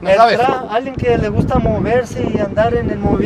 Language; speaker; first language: Spanish; early bilingual, heritage; Spanish